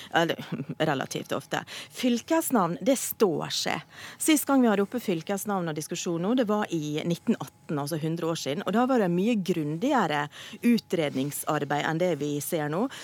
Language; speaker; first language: Norwegian; native; Norwegian